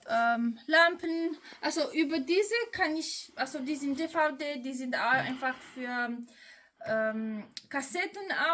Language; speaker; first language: German; non-native, local second language; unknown